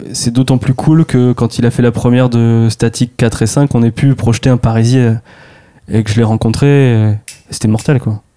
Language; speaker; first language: French; native; French